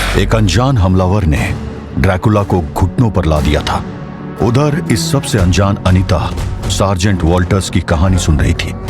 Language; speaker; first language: Hindi; native; Hindi